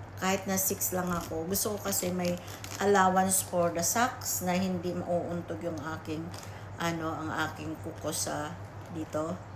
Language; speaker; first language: Filipino; native; Filipino